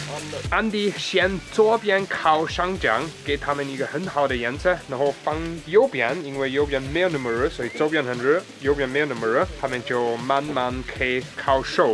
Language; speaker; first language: Chinese; non-native, fluent; German